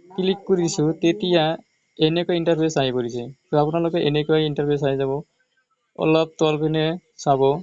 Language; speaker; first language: Assamese; non-native, local second language; Bangla